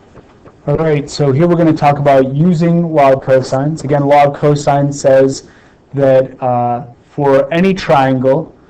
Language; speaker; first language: English; native; English